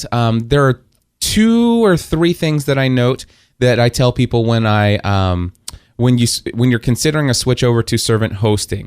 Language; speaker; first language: English; native; English